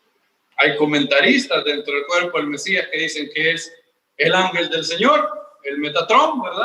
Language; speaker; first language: Spanish; native; Spanish